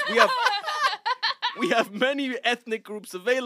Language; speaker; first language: English; non-native, fluent; Spanish